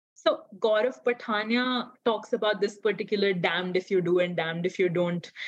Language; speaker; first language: English; non-native, local second language; Hindi